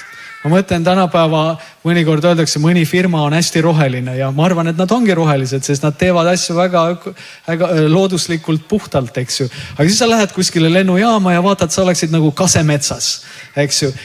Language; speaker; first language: Estonian; native; Estonian